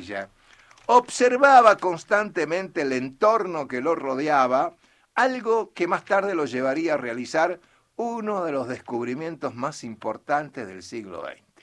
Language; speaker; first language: Spanish; native; Spanish